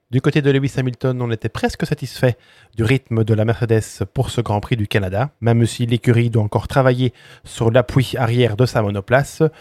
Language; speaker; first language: French; native; French